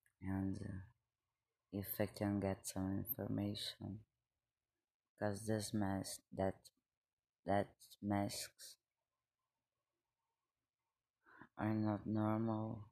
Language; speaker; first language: English; non-native, learner; Spanish